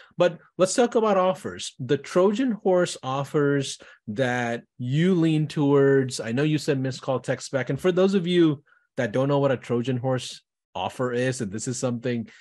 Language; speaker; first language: English; native; English